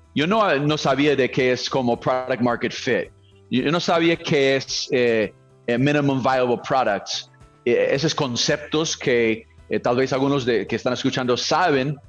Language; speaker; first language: Spanish; non-native, fluent; English